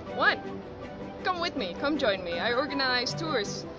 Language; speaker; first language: English; non-native, fluent; Dutch